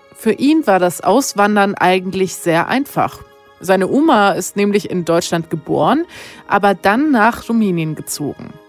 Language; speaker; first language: German; early bilingual, other home language; Romanian